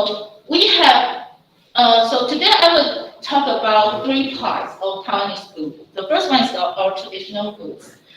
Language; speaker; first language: English; non-native, fluent; Chinese